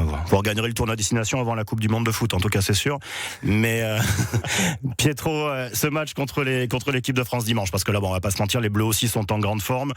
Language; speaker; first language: French; native; French